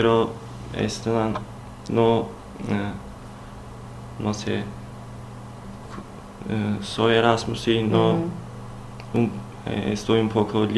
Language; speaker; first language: Spanish; non-native, learner; Turkish